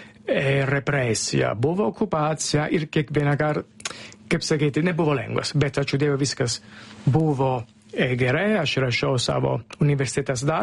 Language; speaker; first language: Lithuanian; non-native, fluent; Italian